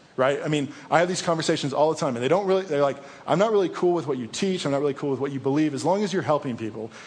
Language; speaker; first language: English; native; English